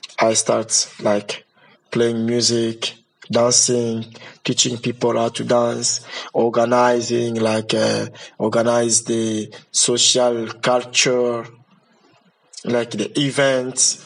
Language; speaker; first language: English; non-native, learner; Lingala